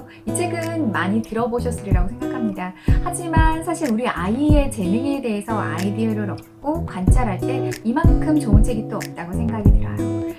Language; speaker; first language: Korean; native; Korean